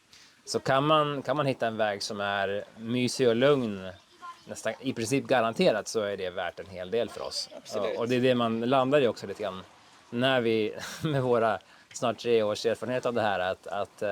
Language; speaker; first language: Swedish; native; Swedish